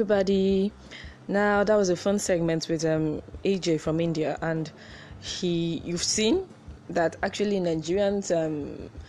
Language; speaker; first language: English; non-native, local second language; Igbo